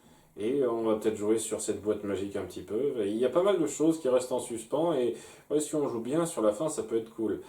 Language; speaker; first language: French; native; French